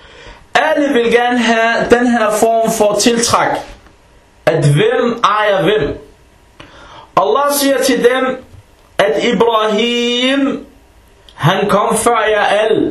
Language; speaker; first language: Danish; non-native, fluent; Arabic